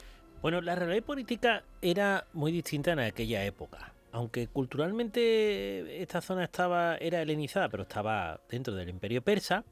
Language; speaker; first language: Spanish; native; Spanish